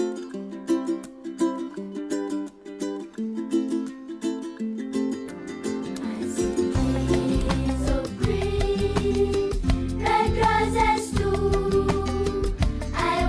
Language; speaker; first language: Wolof; non-native, fluent; English